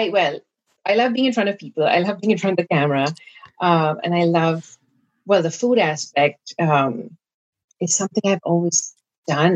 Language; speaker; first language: English; non-native, local second language; Gujarati